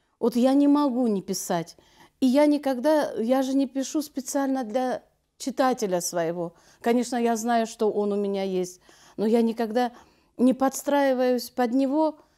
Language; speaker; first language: Russian; non-native, local second language; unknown